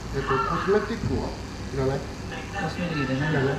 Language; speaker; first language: Japanese; non-native, learner; Nepali